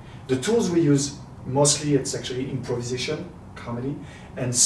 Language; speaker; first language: English; non-native, fluent; French